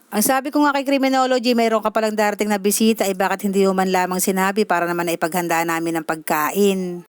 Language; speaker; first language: Filipino; native; Filipino